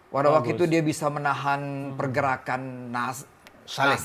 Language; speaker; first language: Indonesian; native; Indonesian